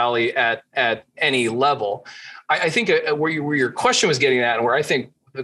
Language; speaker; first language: English; native; English